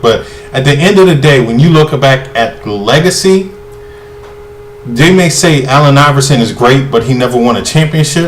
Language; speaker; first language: English; native; English